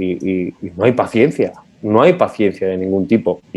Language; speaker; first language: Spanish; native; Spanish